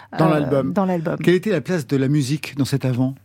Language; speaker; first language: French; native; French